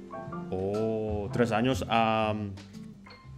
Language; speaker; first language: Spanish; non-native, fluent; Indonesian